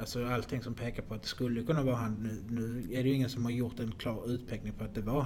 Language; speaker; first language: Swedish; native; Swedish